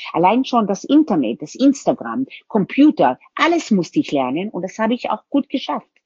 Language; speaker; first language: German; non-native, fluent; Hebrew